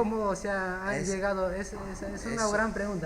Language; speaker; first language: Spanish; native; Spanish